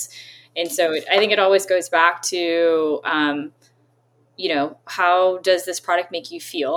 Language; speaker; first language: English; native; English